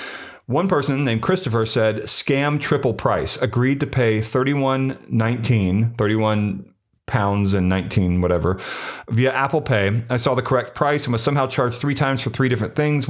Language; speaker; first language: English; native; English